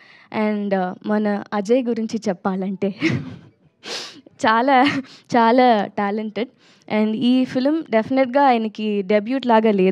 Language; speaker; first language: Telugu; non-native, learner; Tamil